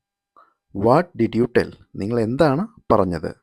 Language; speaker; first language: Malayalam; native; Malayalam